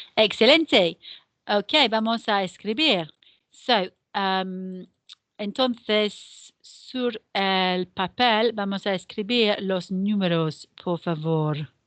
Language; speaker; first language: Spanish; non-native, fluent; English